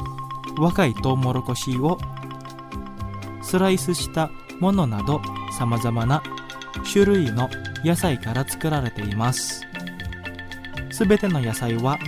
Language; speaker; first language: Japanese; non-native, fluent; Indonesian